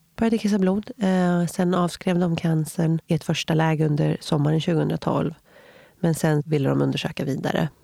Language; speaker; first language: Swedish; native; Swedish